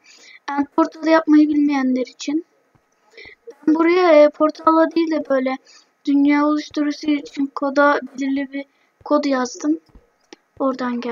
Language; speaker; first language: Turkish; native; Turkish